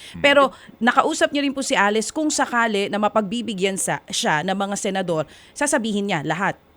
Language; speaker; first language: Filipino; native; Filipino